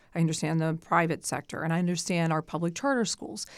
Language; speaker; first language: English; native; English